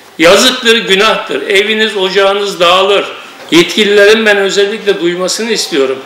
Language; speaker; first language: Turkish; native; Turkish